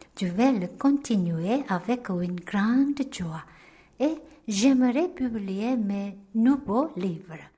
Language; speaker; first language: French; non-native, fluent; Korean